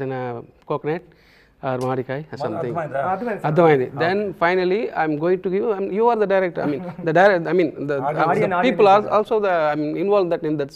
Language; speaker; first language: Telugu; non-native, local second language; Tamil